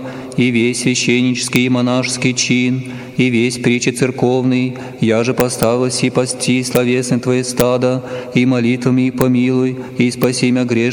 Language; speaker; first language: Russian; native; Russian